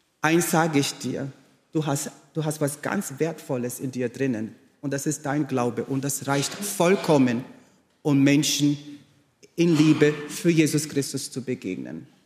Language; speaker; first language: German; non-native, fluent; Portuguese